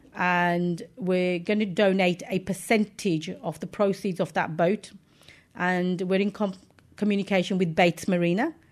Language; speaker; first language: English; native; English